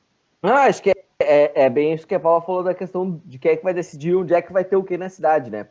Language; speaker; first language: Portuguese; native; Portuguese